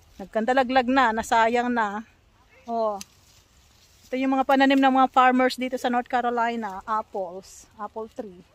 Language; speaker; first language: Filipino; native; Filipino